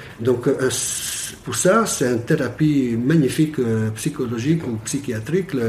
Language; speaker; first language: French; non-native, fluent; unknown